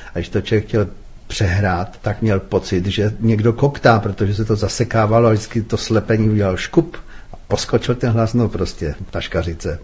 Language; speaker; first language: Czech; native; Czech